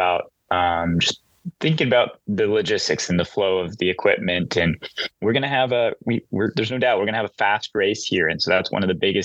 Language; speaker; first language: English; native; English